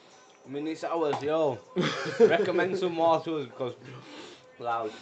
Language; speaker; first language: English; native; English